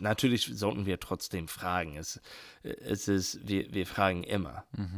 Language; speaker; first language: German; non-native, learner; English